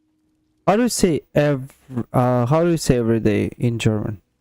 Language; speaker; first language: English; non-native, fluent; Russian